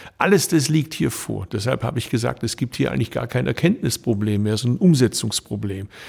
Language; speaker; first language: German; early bilingual, other home language; Turkish